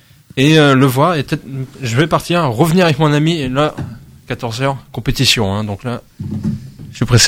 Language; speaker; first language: French; native; French